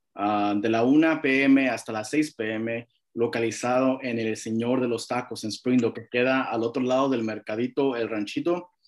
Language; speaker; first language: Spanish; early bilingual, heritage; Spanish